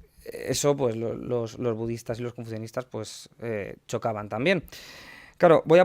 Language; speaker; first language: Spanish; native; Spanish